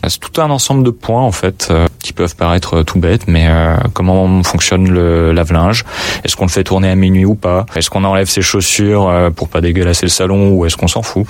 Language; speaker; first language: French; native; French